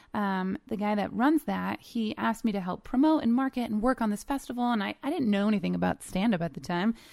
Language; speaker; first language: English; native; English